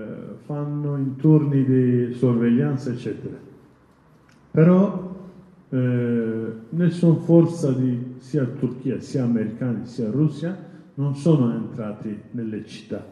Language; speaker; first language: Italian; non-native, learner; Kurdish